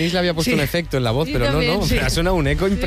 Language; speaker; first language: Spanish; native; Spanish